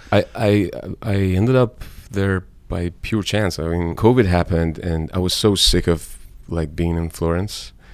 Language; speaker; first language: English; non-native, fluent; Persian